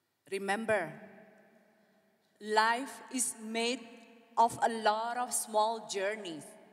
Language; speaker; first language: English; non-native, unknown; Indonesian